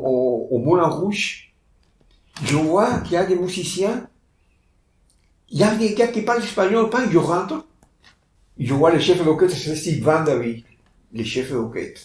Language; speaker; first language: French; non-native, fluent; Spanish